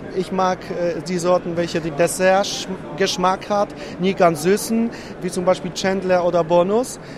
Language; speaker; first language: German; non-native, fluent; Polish